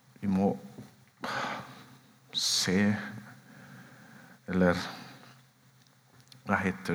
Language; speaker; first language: Norwegian; non-native, fluent; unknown